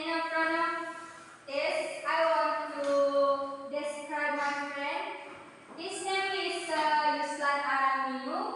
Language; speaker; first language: English; non-native, learner; Indonesian